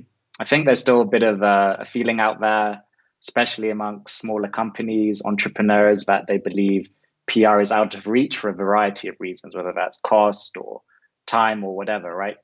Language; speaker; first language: English; native; English